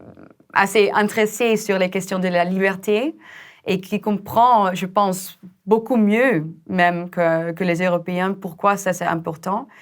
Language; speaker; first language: French; non-native, fluent; Dutch